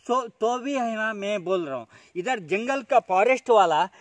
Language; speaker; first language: Hindi; non-native, local second language; Kannada